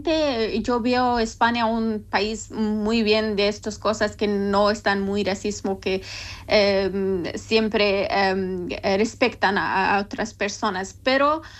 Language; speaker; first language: Spanish; non-native, learner; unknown